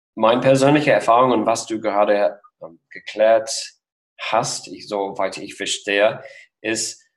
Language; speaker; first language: German; non-native, fluent; English